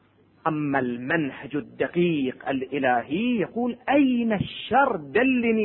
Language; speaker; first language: Arabic; native; Arabic